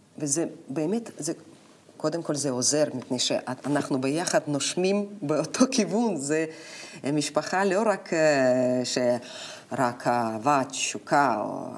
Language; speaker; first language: Hebrew; non-native, fluent; Russian